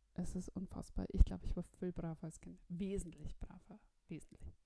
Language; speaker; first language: German; native; German